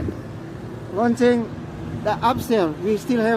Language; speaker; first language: English; non-native, learner; Indonesian